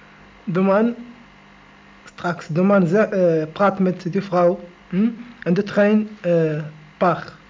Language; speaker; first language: Dutch; non-native, learner; Arabic